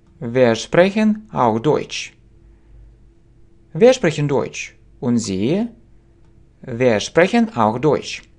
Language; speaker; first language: German; non-native, fluent; Russian